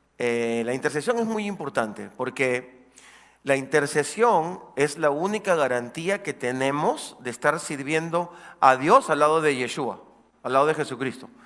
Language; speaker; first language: Spanish; native; Spanish